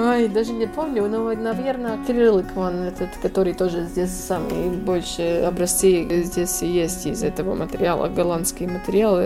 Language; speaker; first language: Russian; non-native, local second language; Latvian